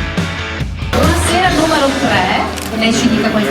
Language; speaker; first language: Italian; native; Italian